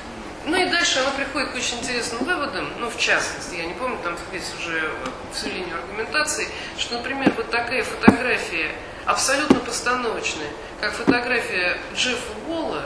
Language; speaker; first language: Russian; native; Russian